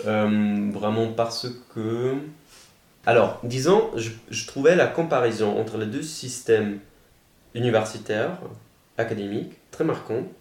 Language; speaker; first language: French; non-native, fluent; German